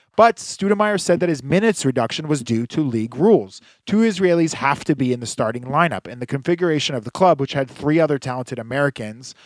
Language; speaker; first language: English; early bilingual, other home language; Hebrew